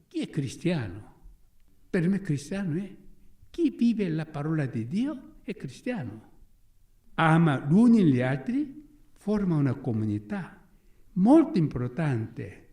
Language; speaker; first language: Italian; non-native, learner; Korean